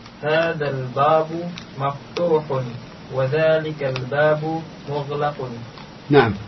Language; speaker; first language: Arabic; non-native, fluent; Indonesian